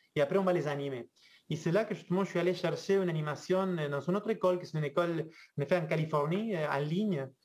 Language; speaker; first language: French; non-native, fluent; Spanish